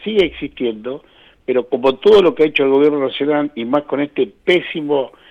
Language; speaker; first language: Spanish; native; Spanish